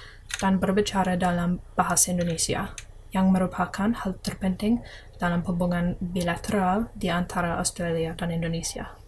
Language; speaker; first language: Indonesian; non-native, learner; English